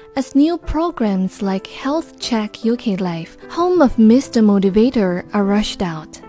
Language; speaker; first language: English; non-native, fluent; Chinese